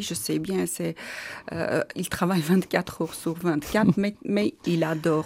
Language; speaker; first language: French; non-native, learner; Armenian